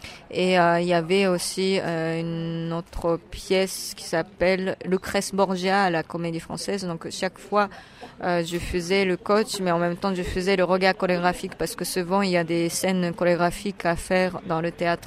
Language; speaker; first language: French; non-native, fluent; Japanese